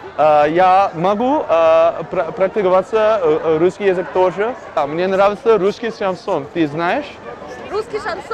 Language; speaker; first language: Russian; non-native, learner; Dutch